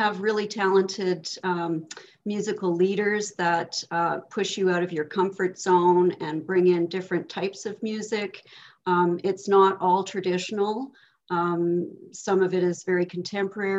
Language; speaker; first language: English; native; English